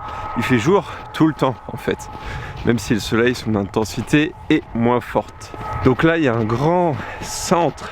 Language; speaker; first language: French; native; French